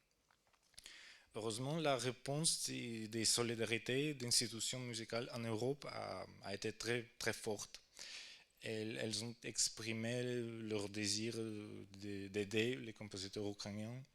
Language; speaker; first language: French; non-native, fluent; Ukrainian